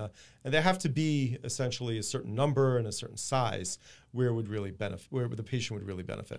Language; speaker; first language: English; native; English